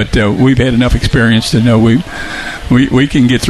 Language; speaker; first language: English; native; English